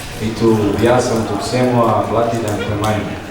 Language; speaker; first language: Indonesian; non-native, learner; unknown